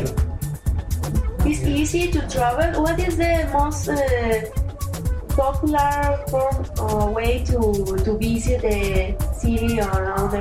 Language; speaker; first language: English; non-native, learner; Spanish